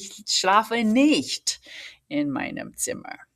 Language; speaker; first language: German; non-native, fluent; English